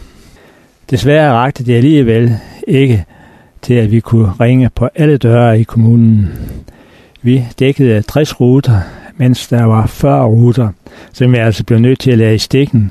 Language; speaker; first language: Danish; native; Danish